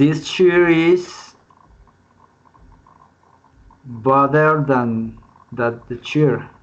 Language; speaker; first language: English; non-native, learner; Spanish